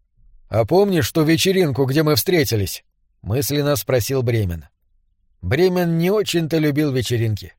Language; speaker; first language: Russian; native; Russian